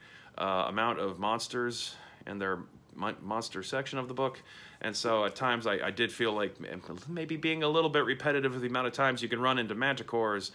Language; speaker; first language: English; native; English